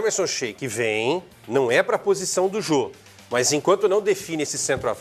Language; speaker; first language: Portuguese; native; Portuguese